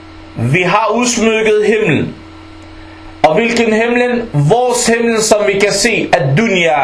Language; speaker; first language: Danish; non-native, fluent; Arabic